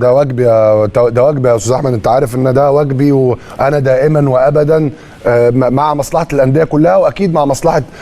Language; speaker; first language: Arabic; native; Arabic